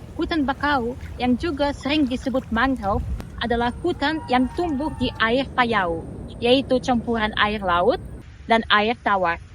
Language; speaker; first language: Indonesian; non-native, fluent; Russian